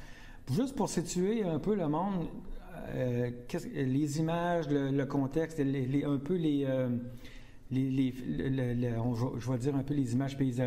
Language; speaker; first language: French; native; French